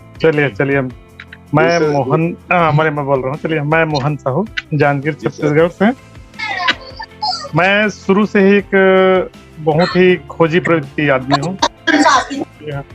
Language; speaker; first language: Hindi; native; Hindi